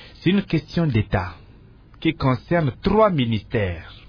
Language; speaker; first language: French; non-native, local second language; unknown